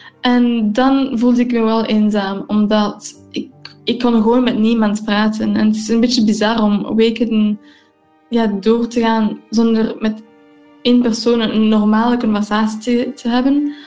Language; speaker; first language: Dutch; non-native, local second language; English